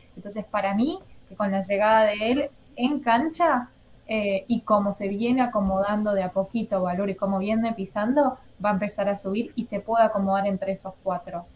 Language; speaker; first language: Spanish; native; Spanish